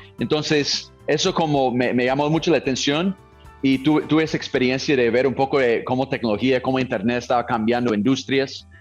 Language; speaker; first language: Spanish; non-native, fluent; English